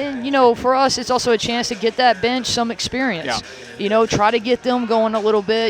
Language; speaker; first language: English; native; English